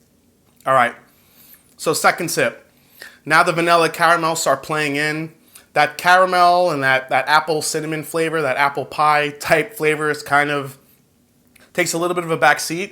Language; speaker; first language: English; native; English